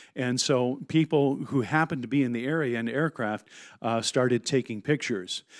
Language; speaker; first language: English; native; English